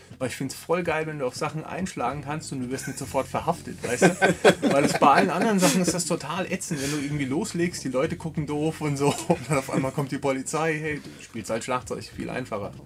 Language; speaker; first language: German; native; German